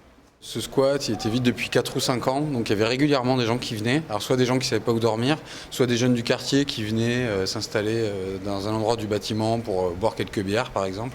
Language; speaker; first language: French; native; French